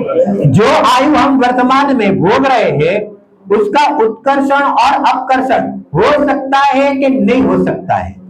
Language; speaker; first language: Hindi; non-native, local second language; Gujarati